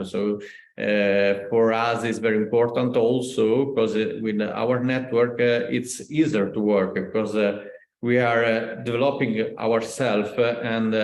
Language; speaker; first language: English; non-native, learner; Italian